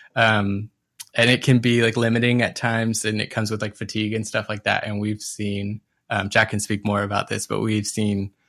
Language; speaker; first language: English; native; English